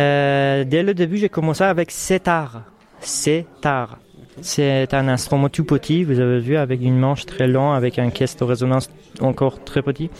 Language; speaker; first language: French; non-native, fluent; Persian